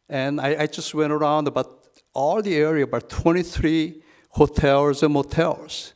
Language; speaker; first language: English; non-native, fluent; Korean